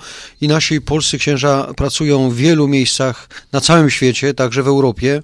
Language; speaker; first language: Polish; native; Polish